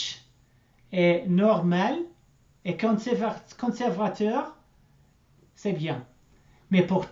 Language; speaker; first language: French; non-native, learner; English